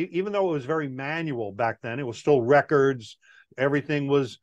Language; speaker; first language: English; native; English